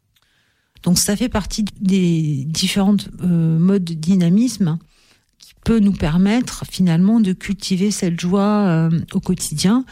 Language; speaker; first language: French; native; French